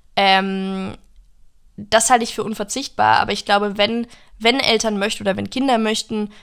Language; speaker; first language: German; non-native, fluent; English